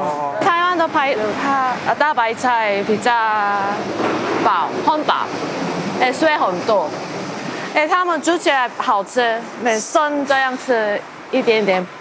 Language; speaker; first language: Chinese; non-native, learner; Korean